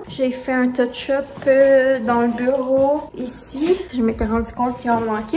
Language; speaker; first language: French; native; French